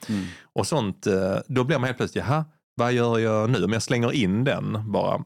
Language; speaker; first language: Swedish; native; Swedish